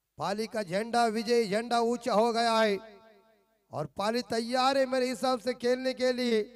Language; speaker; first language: Hindi; non-native, local second language; Marathi